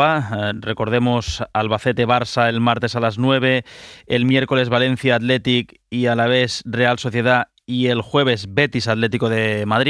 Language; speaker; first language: Spanish; native; Spanish